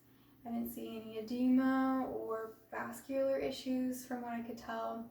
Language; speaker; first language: English; native; English